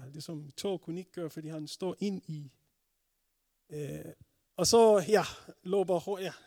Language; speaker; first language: Danish; non-native, fluent; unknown